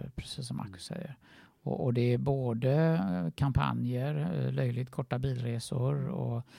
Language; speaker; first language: Swedish; native; Swedish